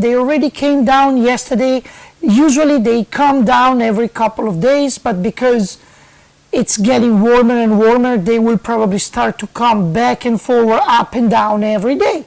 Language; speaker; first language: English; non-native, fluent; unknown